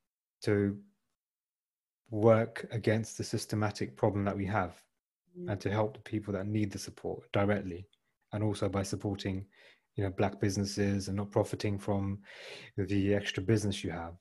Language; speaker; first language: English; native; English